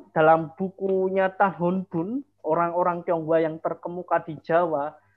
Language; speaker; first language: Indonesian; native; Indonesian